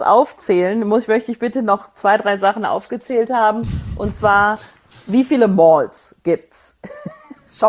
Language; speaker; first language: German; native; German